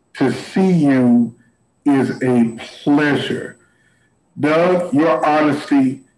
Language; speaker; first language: English; native; English